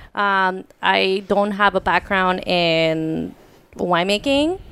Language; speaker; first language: English; early bilingual, other home language; Spanish